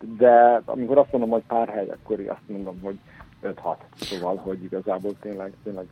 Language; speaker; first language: Hungarian; native; Hungarian